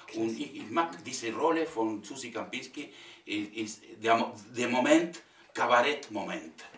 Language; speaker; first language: German; non-native, learner; Spanish